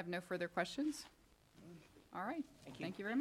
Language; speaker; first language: English; native; English